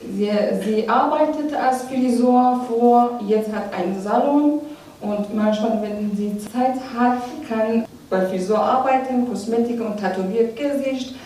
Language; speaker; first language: German; non-native, learner; Persian